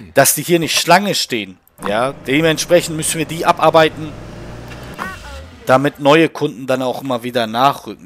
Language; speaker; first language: German; native; German